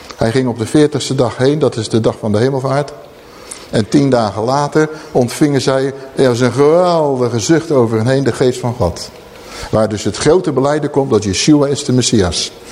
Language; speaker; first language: Dutch; native; Dutch